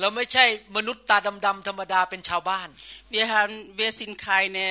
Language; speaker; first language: German; non-native, learner; Thai